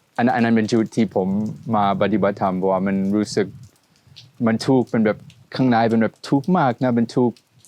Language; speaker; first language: Thai; non-native, fluent; Swedish